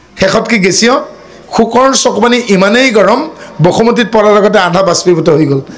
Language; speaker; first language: Assamese; non-native, local second language; Bodo